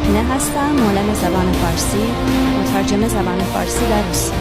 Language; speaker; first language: Persian; non-native, fluent; Russian